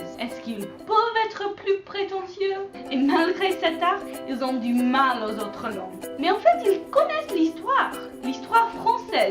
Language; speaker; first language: French; non-native, learner; English